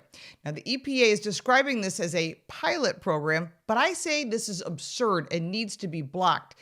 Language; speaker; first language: English; native; English